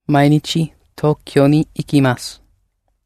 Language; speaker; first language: Japanese; non-native, learner; English